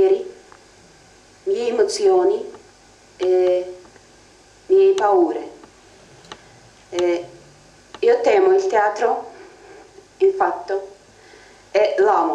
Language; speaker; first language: Italian; non-native, learner; Russian